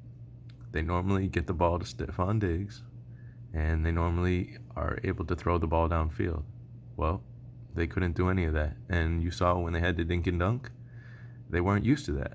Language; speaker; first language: English; native; English